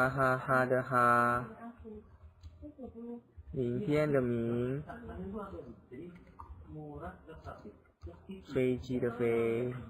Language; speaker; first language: Chinese; non-native, fluent; Indonesian